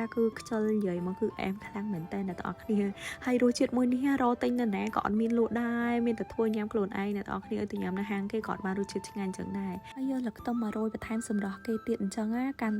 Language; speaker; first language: Khmer; native; Khmer